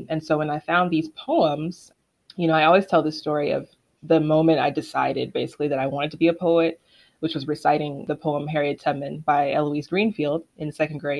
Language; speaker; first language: English; native; English